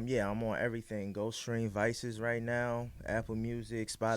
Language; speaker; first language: English; native; English